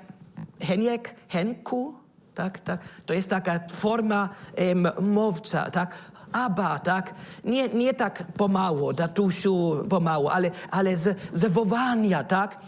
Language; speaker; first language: Polish; non-native, learner; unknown